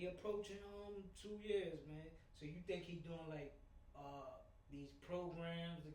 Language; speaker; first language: English; native; English